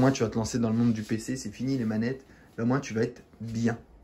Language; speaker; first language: French; native; French